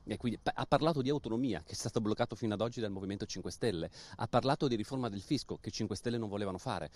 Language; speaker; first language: Italian; native; Italian